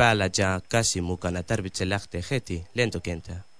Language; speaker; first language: Finnish; non-native, learner; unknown